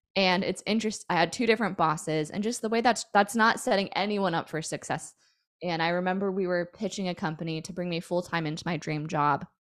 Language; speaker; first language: English; native; English